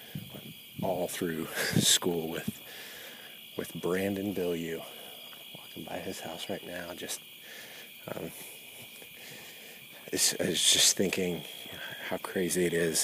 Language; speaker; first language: English; native; English